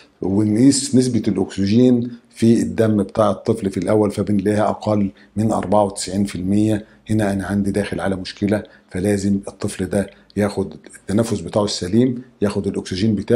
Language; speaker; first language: Arabic; native; Arabic